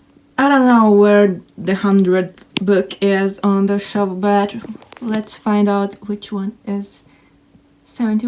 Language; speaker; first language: English; non-native, fluent; Latvian